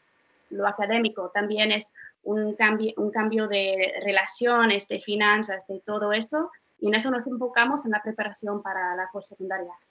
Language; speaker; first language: Spanish; non-native, fluent; English